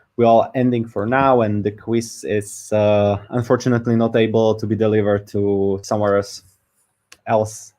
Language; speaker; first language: English; non-native, fluent; Slovak